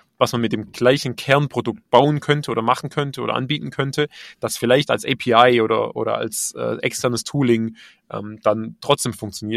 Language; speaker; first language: German; native; German